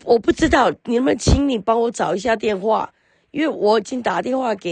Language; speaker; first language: Chinese; early bilingual, heritage; Chinese